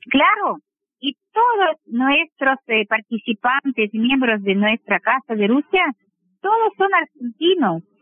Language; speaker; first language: Spanish; non-native, fluent; Russian